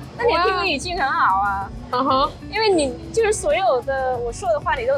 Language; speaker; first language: Chinese; non-native, fluent; Vietnamese